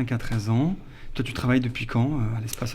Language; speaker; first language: French; native; French